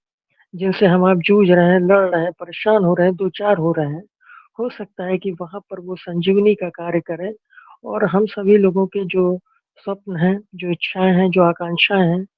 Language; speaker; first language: Hindi; native; Hindi